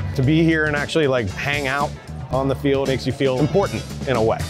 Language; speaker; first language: English; non-native, fluent; Portuguese